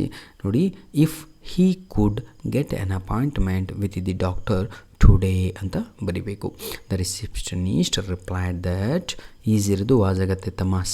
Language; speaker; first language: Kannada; native; Kannada